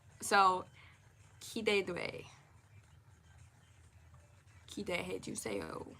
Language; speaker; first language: Korean; non-native, learner; English